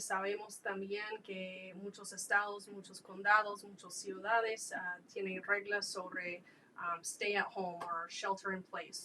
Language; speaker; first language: Spanish; non-native, fluent; English